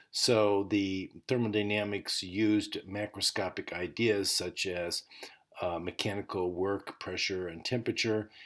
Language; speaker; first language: English; native; English